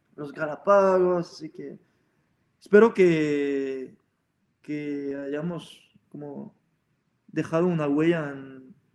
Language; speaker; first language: Spanish; non-native, fluent; French